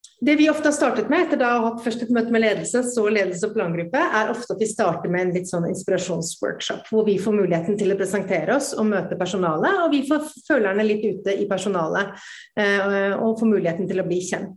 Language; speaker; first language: Norwegian; native; Norwegian